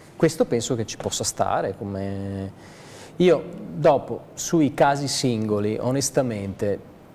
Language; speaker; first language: Italian; native; Italian